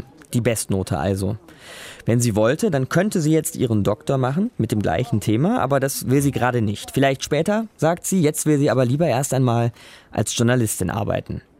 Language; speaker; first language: German; native; German